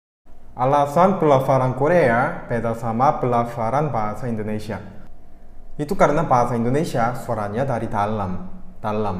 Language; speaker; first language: Indonesian; non-native, fluent; Korean